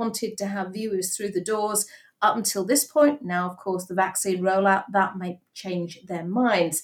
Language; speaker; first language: English; native; English